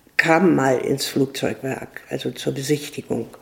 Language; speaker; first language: German; native; German